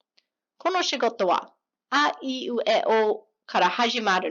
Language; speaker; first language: Japanese; non-native, learner; English